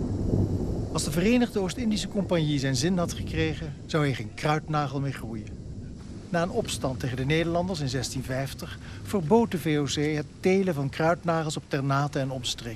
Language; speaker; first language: Dutch; native; Dutch